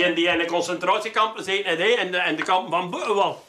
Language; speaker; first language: Dutch; native; Dutch